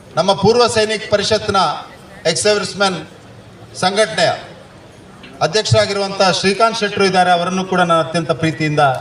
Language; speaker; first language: Kannada; non-native, local second language; Tulu